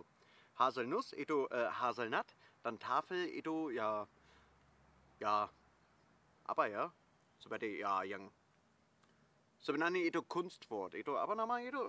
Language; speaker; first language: Indonesian; non-native, fluent; German